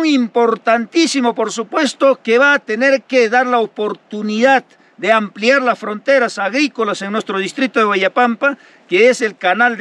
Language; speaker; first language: Spanish; native; Spanish